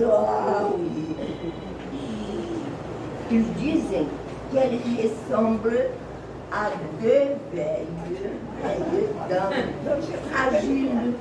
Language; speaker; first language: French; non-native, learner; Portuguese